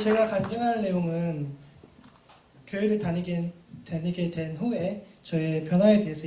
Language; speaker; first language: Korean; native; Korean